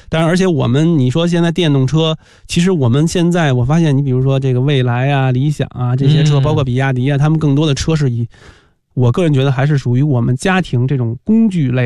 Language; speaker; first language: Chinese; native; Chinese